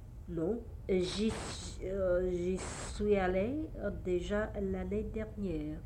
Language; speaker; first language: French; non-native, learner; English